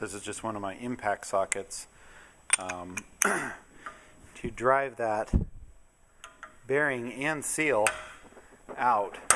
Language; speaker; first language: English; native; English